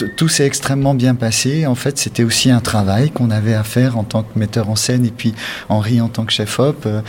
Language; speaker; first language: French; native; French